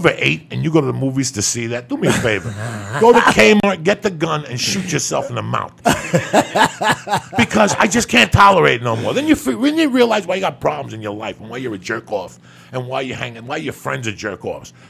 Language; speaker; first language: English; non-native, fluent; Spanish